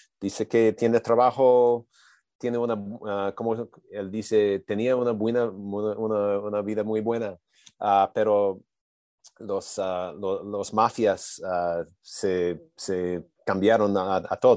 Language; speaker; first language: Spanish; non-native, learner; English